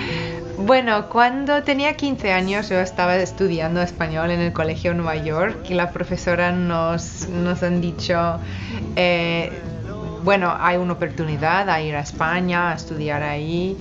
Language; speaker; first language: Spanish; non-native, fluent; English